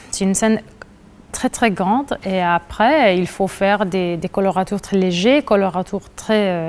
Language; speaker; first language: French; non-native, fluent; Spanish